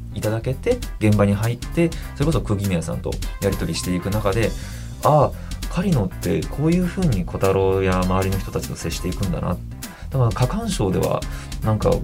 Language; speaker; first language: Japanese; native; Japanese